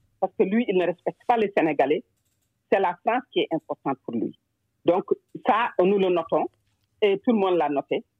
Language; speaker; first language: French; non-native, local second language; Wolof